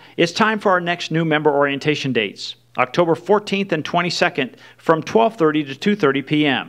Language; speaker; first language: English; native; English